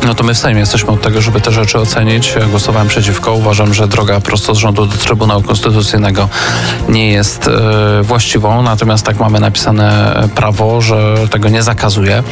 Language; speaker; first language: Polish; native; Polish